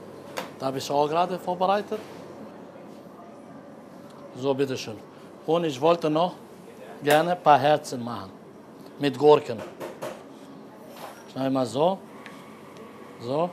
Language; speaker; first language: German; non-native, fluent; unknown